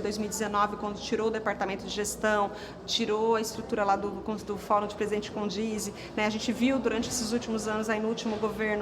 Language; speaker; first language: Portuguese; native; Portuguese